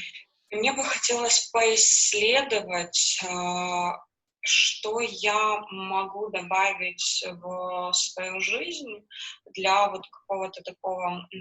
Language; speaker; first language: Russian; native; Russian